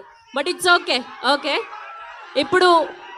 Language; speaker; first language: Telugu; native; Telugu